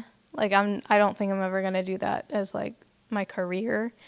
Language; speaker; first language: English; native; English